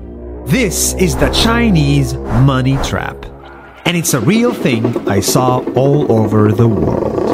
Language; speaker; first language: English; non-native, fluent; Arabic